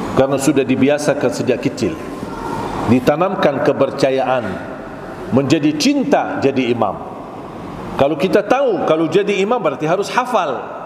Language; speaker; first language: Malay; non-native, fluent; Arabic